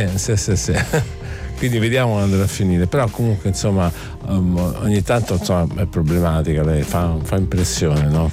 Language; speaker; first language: Italian; native; Italian